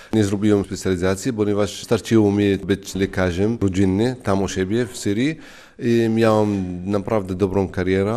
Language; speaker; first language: Polish; non-native, fluent; Arabic